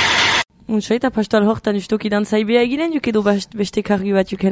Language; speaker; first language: Basque; native; Basque